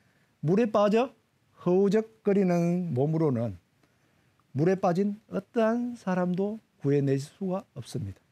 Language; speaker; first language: Korean; native; Korean